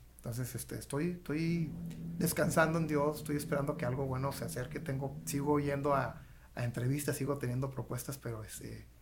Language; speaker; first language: Spanish; native; Spanish